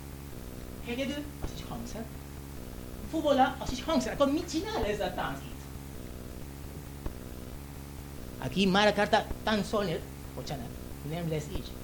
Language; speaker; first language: Hungarian; non-native, learner; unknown